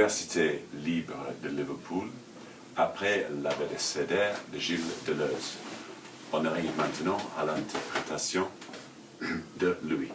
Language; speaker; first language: French; non-native, learner; English